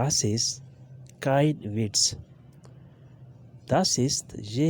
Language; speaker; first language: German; non-native, learner; Urdu